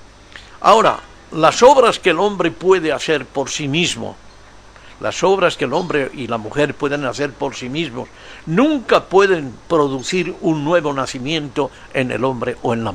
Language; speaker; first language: Spanish; native; Spanish